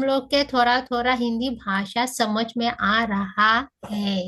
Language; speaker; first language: Hindi; non-native, learner; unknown